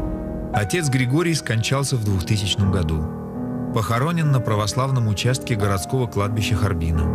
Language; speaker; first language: Russian; native; Russian